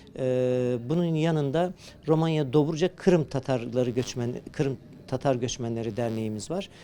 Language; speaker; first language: Turkish; early bilingual, heritage; Crimean Tatar